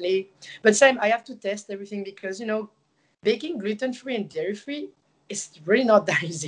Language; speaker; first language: English; non-native, fluent; French